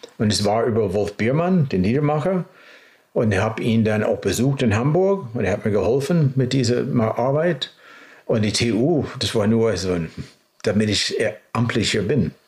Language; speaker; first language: German; non-native, fluent; English